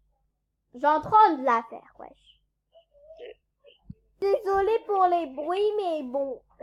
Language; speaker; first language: French; native; French